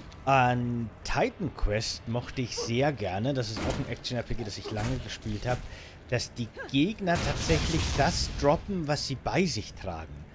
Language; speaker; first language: German; native; German